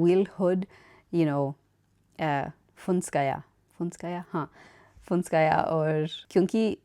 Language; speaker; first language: Hindi; non-native, learner; English